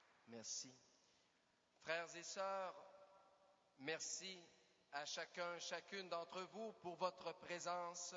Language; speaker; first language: French; native; French